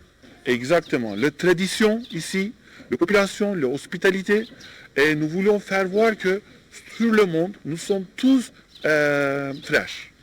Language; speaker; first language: French; non-native, learner; Turkish